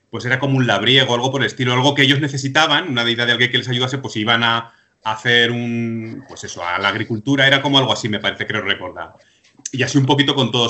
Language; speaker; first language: Spanish; native; Spanish